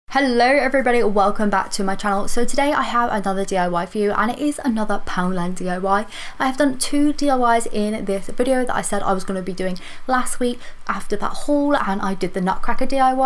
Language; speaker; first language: English; native; English